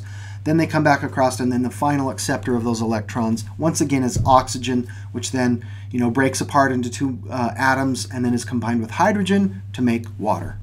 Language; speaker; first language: English; native; English